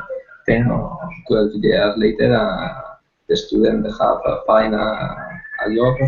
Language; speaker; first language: English; non-native, learner; Spanish